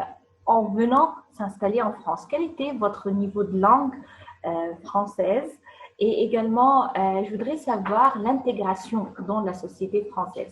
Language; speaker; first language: French; non-native, fluent; Arabic